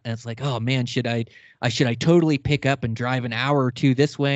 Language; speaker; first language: English; native; English